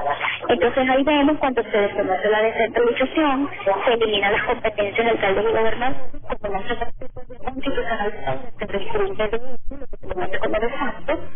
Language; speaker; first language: Spanish; native; Spanish